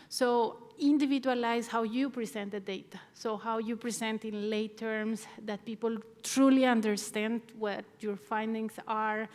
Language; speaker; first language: English; non-native, fluent; Spanish